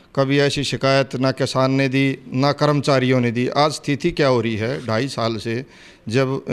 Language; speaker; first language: Hindi; native; Hindi